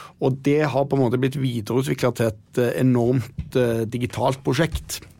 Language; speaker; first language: Norwegian; early bilingual, other home language; Icelandic